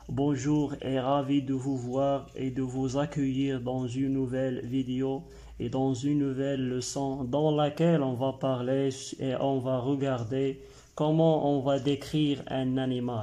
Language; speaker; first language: French; non-native, local second language; Arabic